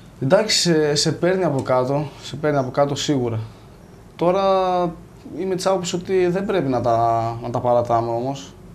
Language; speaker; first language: Greek; native; Greek